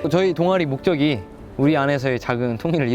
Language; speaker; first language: Korean; native; Korean